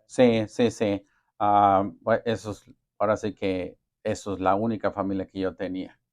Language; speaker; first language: Spanish; native; Spanish